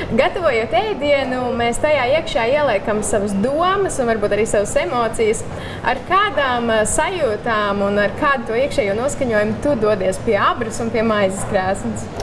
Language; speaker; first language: Latvian; native; Latvian